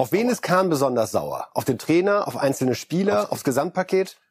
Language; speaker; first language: German; native; German